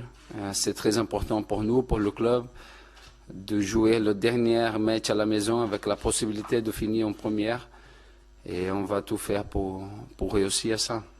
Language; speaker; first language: French; non-native, fluent; Portuguese